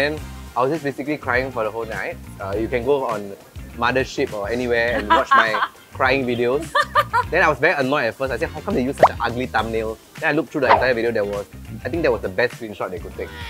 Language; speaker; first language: English; non-native, local second language; Tamil